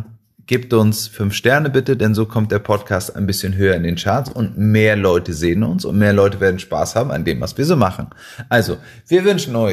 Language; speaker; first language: German; non-native, fluent; Spanish